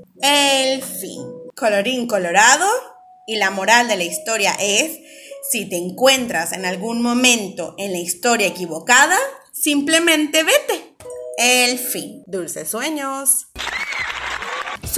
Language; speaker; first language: Spanish; native; Spanish